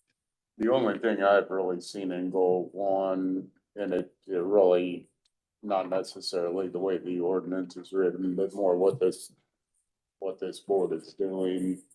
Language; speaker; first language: English; native; English